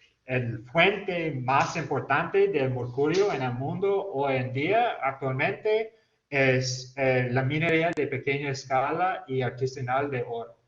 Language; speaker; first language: Spanish; non-native, fluent; English